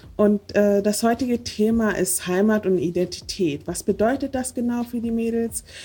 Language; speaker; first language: German; early bilingual, other home language; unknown